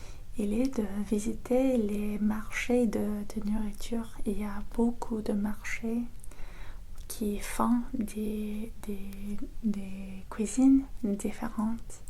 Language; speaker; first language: French; non-native, fluent; English